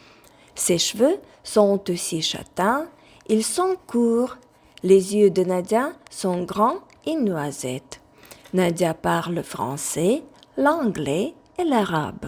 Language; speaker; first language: French; non-native, fluent; Ukrainian